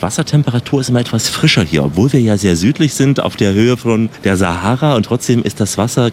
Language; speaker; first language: German; native; German